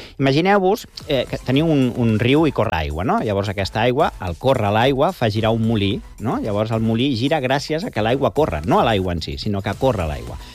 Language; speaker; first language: Catalan; non-native, local second language; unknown